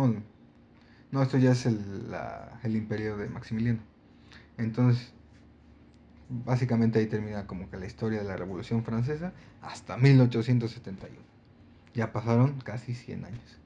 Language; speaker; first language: Spanish; native; Spanish